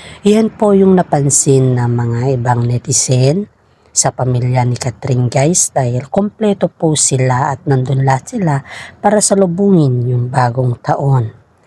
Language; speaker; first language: Filipino; native; Filipino